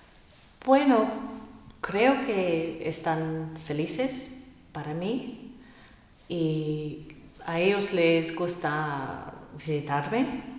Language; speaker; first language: Spanish; non-native, fluent; English